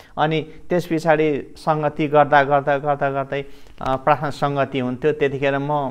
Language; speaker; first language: Nepali; non-native, local second language; Limbu